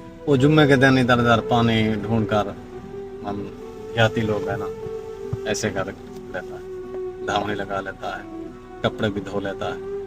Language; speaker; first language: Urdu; non-native, local second language; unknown